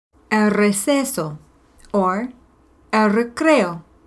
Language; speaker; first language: Spanish; non-native, fluent; English